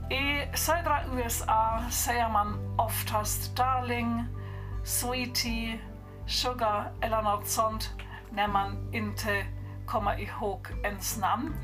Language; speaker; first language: Swedish; non-native, fluent; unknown